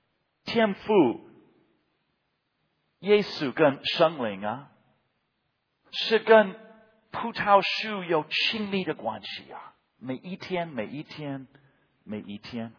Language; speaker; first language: Chinese; non-native, fluent; English